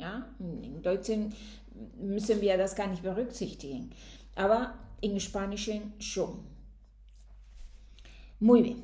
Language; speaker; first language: German; non-native, fluent; Spanish